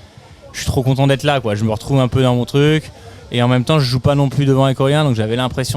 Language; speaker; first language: French; native; French